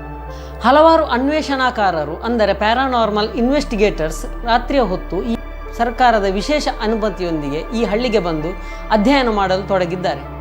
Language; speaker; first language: Kannada; native; Kannada